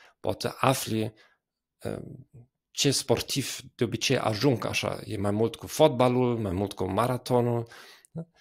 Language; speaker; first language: Romanian; non-native, fluent; German